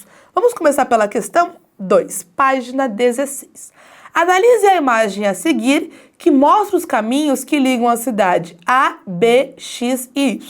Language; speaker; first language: Portuguese; native; Portuguese